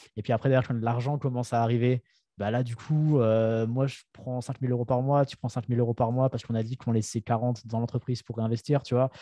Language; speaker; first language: French; native; French